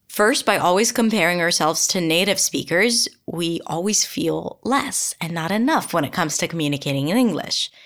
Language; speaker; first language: English; non-native, fluent; Hebrew